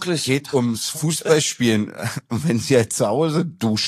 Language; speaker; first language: German; native; German